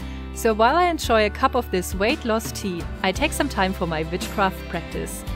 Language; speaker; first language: English; non-native, fluent; German